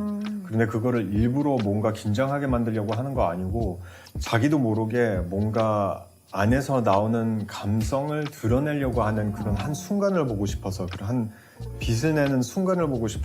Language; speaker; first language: Korean; early bilingual, heritage; Korean